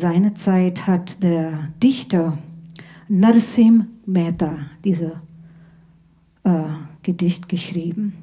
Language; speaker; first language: German; non-native, fluent; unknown